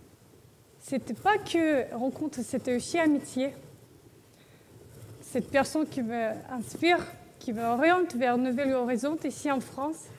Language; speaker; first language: French; non-native, learner; Russian